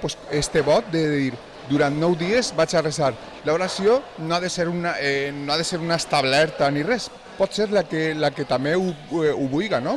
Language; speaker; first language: Catalan; native; Catalan